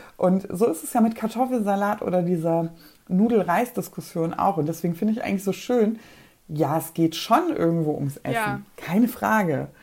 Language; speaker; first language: German; early bilingual, other home language; Polish